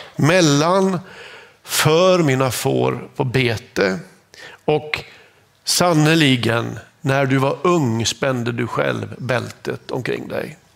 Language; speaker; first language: Swedish; native; Swedish